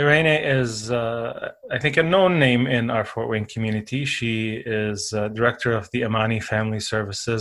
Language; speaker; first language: English; non-native, fluent; Arabic